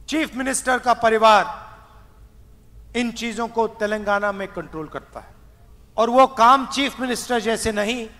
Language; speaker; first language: Hindi; native; Hindi